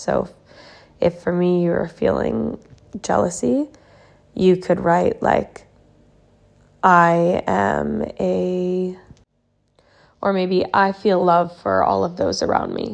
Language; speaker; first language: English; native; English